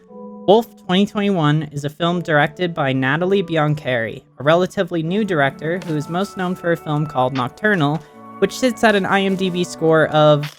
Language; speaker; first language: English; native; English